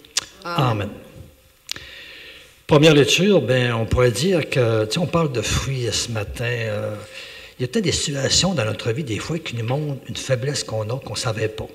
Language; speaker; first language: French; native; French